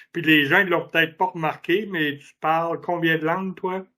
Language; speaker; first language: French; native; French